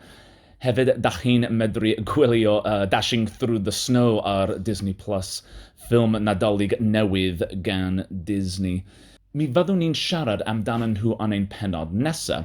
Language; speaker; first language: Welsh; non-native, learner; English